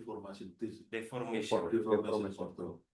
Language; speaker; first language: English; non-native, learner; Indonesian